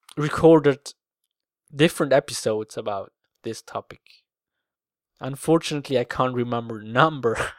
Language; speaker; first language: English; non-native, fluent; Swiss German